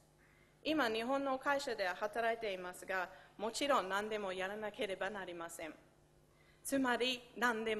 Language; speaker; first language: Japanese; non-native, fluent; English